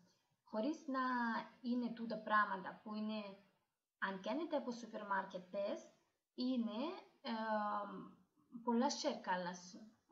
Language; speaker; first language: Greek; non-native, learner; Russian